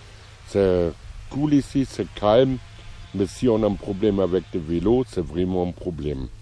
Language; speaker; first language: French; non-native, fluent; German